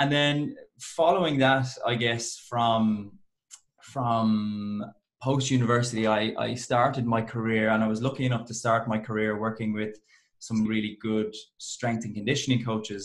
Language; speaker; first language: English; native; English